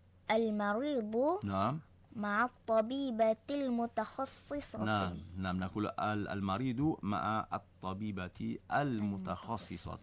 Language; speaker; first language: Arabic; non-native, fluent; Malay